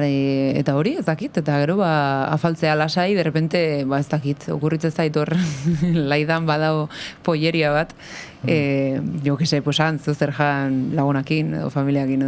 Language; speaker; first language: Basque; native; Basque